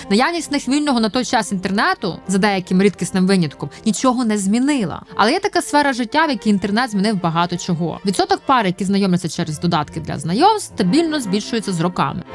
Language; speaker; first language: Ukrainian; native; Ukrainian